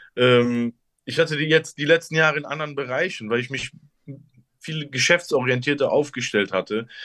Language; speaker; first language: German; early bilingual, other home language; Turkish